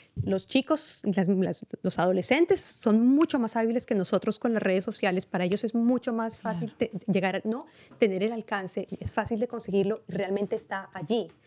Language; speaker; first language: Spanish; native; Spanish